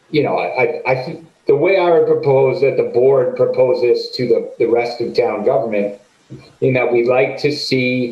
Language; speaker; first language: English; native; English